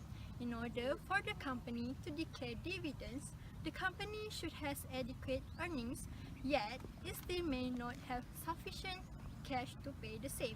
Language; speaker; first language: English; non-native, learner; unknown